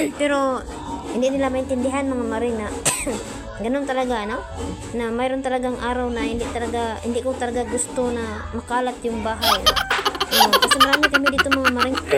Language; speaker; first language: Filipino; non-native, local second language; Cebuano